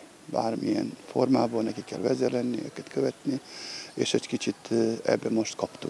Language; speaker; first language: Hungarian; non-native, fluent; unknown